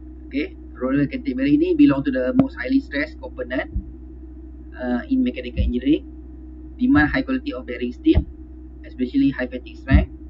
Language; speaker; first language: English; non-native, local second language; Malay